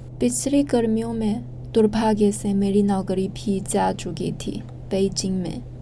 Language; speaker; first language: Hindi; non-native, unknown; Chinese